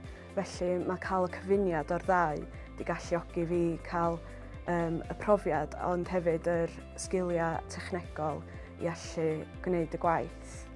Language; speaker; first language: Welsh; native; Welsh